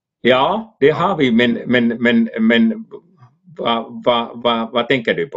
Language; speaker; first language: Swedish; non-native, local second language; Finnish